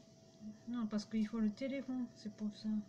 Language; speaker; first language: French; non-native, learner; Japanese